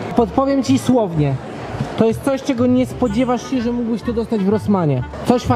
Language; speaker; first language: Polish; native; Polish